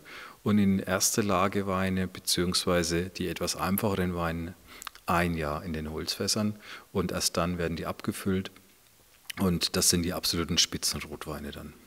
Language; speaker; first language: German; native; German